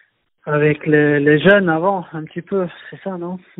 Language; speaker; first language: French; non-native, fluent; Swedish